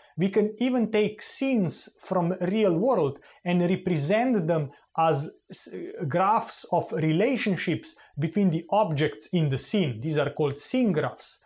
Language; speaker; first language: English; non-native, fluent; Slovenian